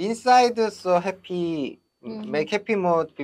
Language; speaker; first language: English; non-native, learner; Korean